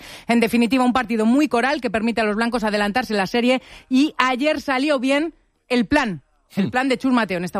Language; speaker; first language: Spanish; native; Spanish